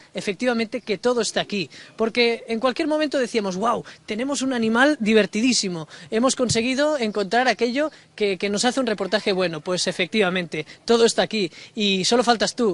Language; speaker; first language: Spanish; native; Spanish